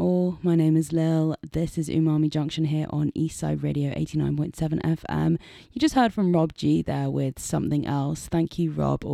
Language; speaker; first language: English; native; English